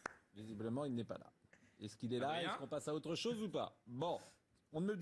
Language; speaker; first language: French; native; French